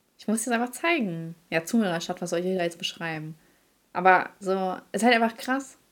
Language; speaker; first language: German; early bilingual, other home language; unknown